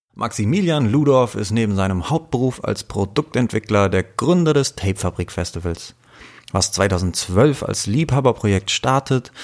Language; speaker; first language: German; native; German